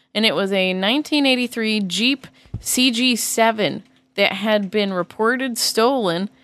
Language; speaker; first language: English; native; English